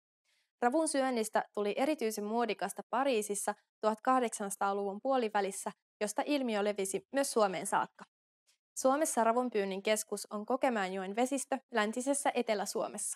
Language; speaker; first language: Finnish; native; Finnish